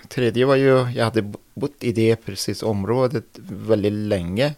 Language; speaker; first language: Swedish; non-native, fluent; Persian